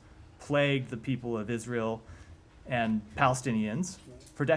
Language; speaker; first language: English; native; English